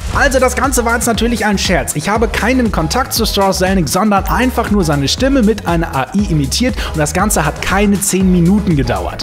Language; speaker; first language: German; native; German